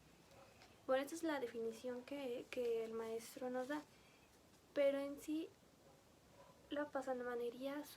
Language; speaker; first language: Spanish; native; Spanish